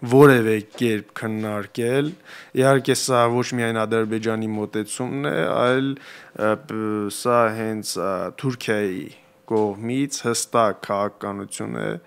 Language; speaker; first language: Armenian; native; Armenian